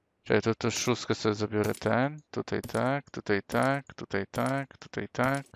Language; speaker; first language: Polish; native; Polish